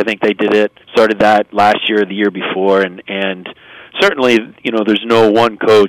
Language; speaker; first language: English; native; English